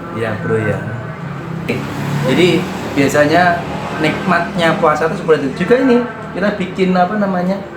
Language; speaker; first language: Indonesian; non-native, local second language; Javanese